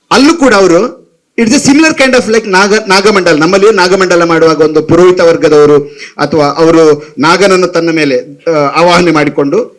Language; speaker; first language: Kannada; non-native, local second language; Tulu